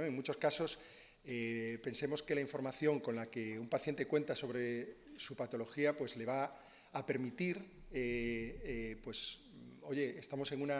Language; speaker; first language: Spanish; native; Spanish